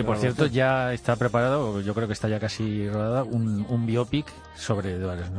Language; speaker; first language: Spanish; native; Spanish